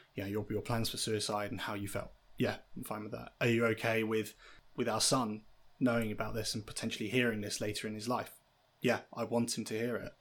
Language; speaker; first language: English; native; English